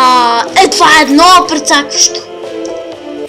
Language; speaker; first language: Bulgarian; native; Bulgarian